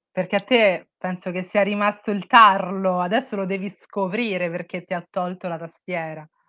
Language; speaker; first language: Italian; native; Italian